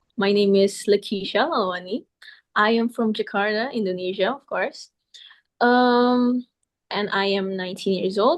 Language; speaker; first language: English; non-native, learner; Indonesian